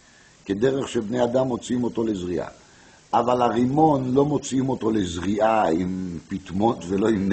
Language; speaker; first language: Hebrew; non-native, fluent; French